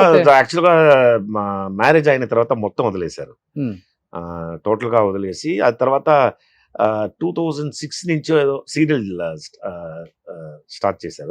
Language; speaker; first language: Telugu; non-native, fluent; Tamil